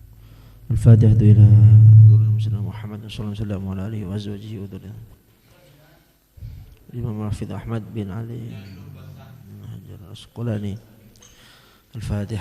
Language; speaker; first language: Arabic; non-native, fluent; Madurese